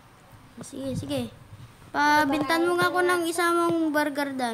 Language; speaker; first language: Filipino; native; Filipino